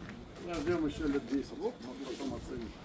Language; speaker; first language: Russian; native; Russian